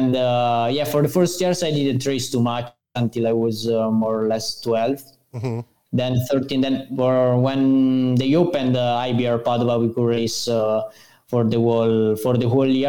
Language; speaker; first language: English; non-native, learner; Italian